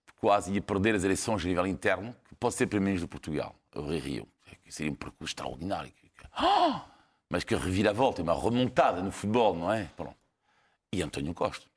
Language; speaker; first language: Portuguese; non-native, fluent; French